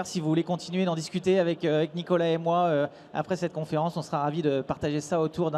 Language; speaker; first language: French; native; French